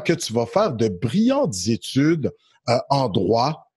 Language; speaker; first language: French; native; French